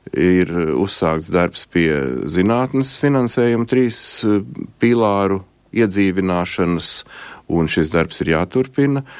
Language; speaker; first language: Latvian; native; Latvian